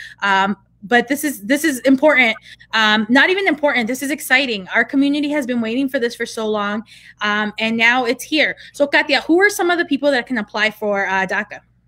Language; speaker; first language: English; early bilingual, other home language; Spanish